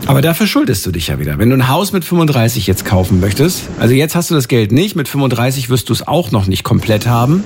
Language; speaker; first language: German; native; German